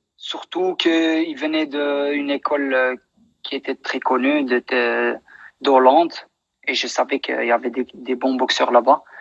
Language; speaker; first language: French; non-native, local second language; Dutch